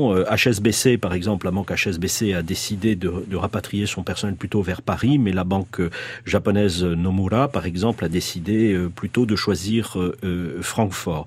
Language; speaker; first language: French; native; French